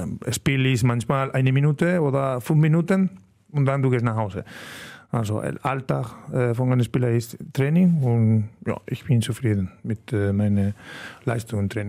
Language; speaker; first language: German; non-native, learner; Spanish